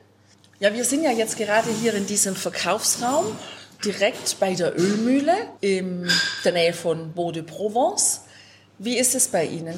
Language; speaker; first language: German; native; German